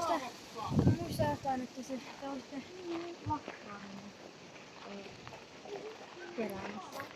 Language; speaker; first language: Finnish; early bilingual, other home language; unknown